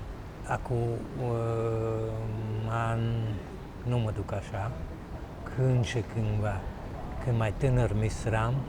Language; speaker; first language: Romanian; early bilingual, heritage; Romanian